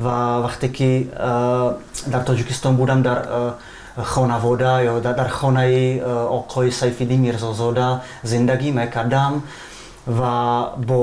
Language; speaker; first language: Persian; non-native, fluent; Czech